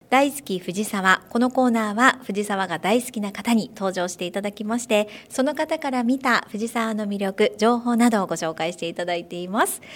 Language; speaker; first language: Japanese; native; Japanese